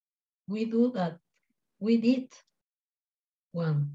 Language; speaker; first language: English; non-native, learner; Spanish